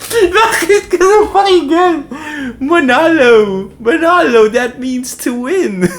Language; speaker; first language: Filipino; native; Filipino